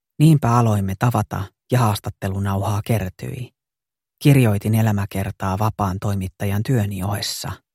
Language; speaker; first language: Finnish; native; Finnish